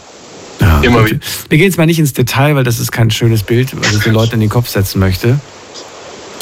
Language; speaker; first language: German; native; German